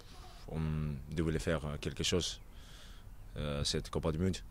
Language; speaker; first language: French; non-native, learner; Japanese